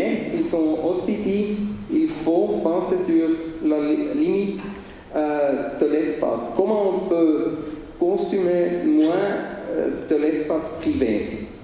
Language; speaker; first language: French; non-native, local second language; Swiss German